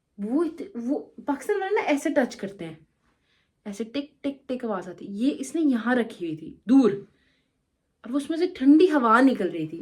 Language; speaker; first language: Urdu; non-native, local second language; Punjabi